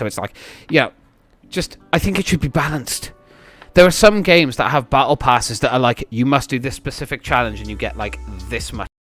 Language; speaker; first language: English; native; English